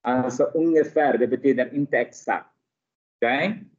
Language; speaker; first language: Swedish; non-native, fluent; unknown